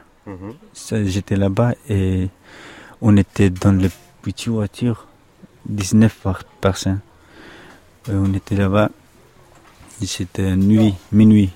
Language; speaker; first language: French; non-native, learner; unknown